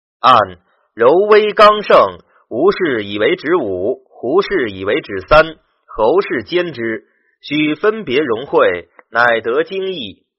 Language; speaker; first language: Chinese; native; Chinese